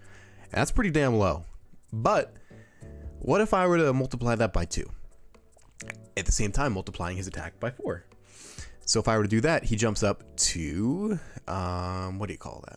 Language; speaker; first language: English; native; English